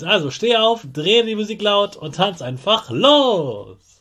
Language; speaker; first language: German; native; German